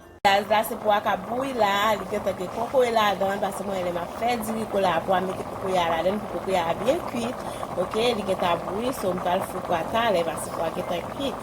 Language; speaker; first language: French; non-native, learner; Haitian Creole